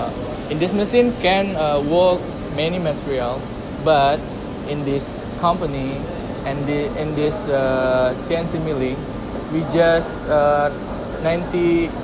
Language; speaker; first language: English; non-native, learner; Indonesian